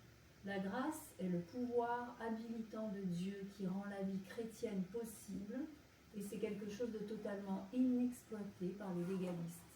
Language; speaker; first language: French; native; French